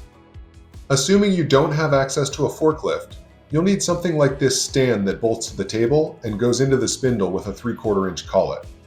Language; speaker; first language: English; native; English